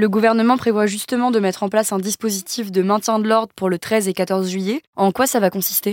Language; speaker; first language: French; native; French